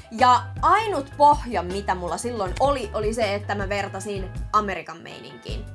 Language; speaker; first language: Finnish; native; Finnish